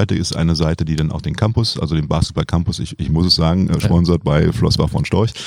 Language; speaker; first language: German; native; German